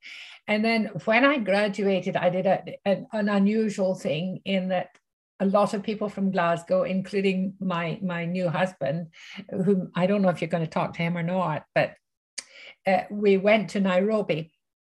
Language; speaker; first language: English; native; English